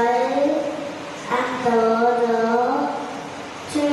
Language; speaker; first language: English; non-native, learner; Vietnamese